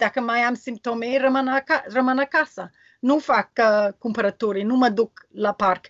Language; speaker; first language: Romanian; non-native, learner; English